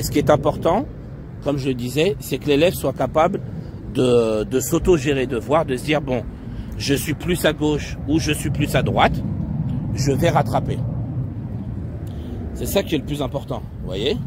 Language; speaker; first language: French; native; French